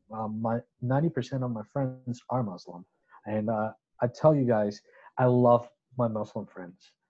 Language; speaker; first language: English; non-native, local second language; Bangla